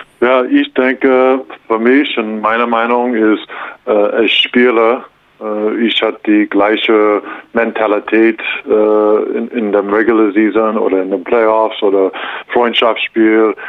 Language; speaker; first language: German; non-native, learner; English